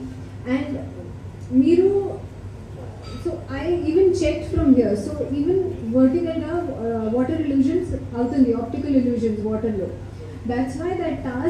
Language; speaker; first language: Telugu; non-native, learner; Hindi